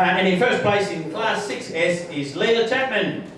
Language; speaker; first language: English; native; English